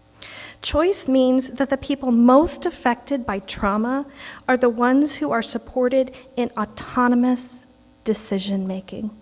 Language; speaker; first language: English; native; English